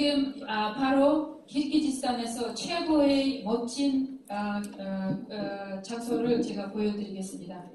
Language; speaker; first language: Korean; non-native, fluent; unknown